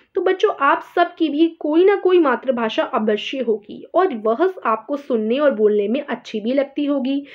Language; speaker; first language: Hindi; native; Hindi